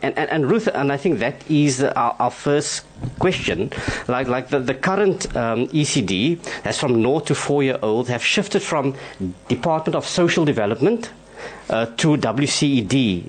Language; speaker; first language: English; non-native, local second language; Afrikaans